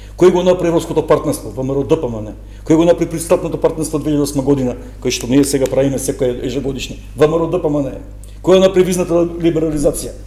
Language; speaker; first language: Macedonian; native; Macedonian